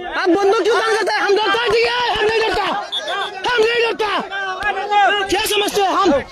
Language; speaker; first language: Hindi; non-native, learner; Bangla